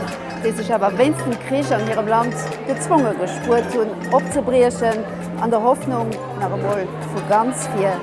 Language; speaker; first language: German; non-native, learner; Luxembourgish